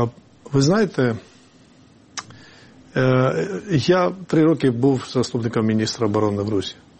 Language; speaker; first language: Ukrainian; non-native, fluent; Georgian